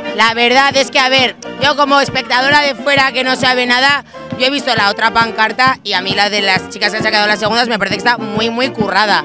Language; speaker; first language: Spanish; native; Spanish